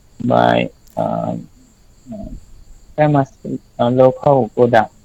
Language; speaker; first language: English; non-native, learner; Thai